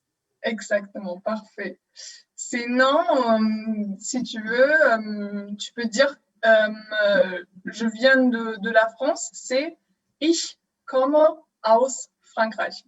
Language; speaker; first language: French; non-native, fluent; German